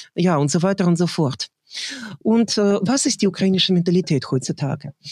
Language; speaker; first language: German; non-native, fluent; Russian